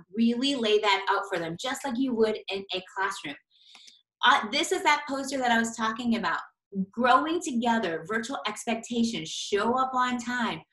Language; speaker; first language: English; native; English